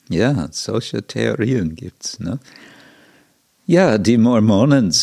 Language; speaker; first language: German; non-native, fluent; English